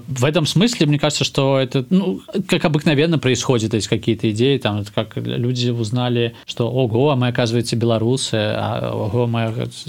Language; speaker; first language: Russian; native; Russian